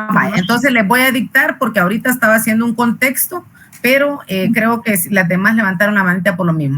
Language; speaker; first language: Spanish; native; Spanish